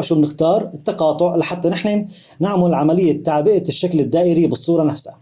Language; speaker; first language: Arabic; native; Arabic